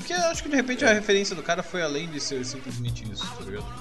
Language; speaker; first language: Portuguese; native; Portuguese